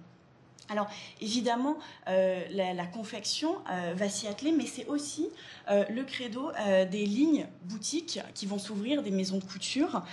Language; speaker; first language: French; native; French